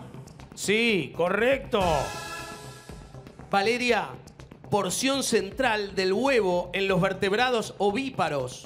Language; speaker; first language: Spanish; native; Spanish